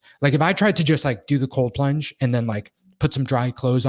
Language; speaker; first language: English; native; English